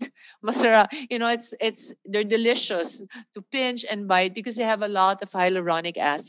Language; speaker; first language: English; non-native, local second language; Filipino